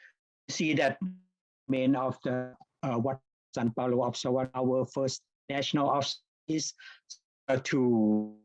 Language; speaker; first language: English; non-native, fluent; Thai